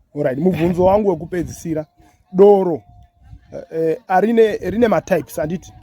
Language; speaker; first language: Shona; native; Shona